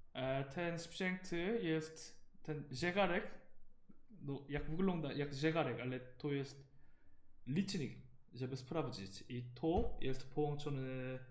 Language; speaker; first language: Polish; non-native, learner; Korean